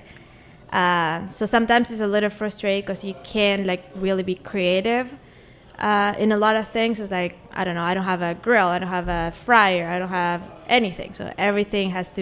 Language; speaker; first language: English; non-native, fluent; Spanish